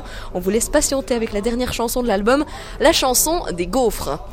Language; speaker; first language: French; native; French